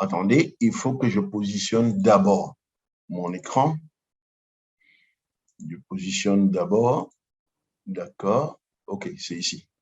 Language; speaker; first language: French; non-native, local second language; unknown